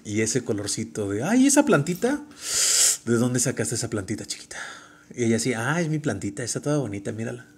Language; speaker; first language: Spanish; native; Spanish